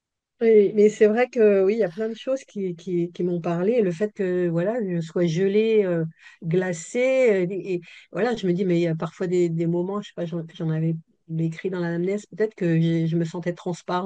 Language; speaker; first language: French; native; French